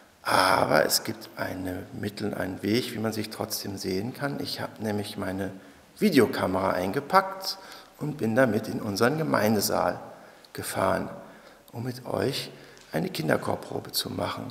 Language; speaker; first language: German; native; German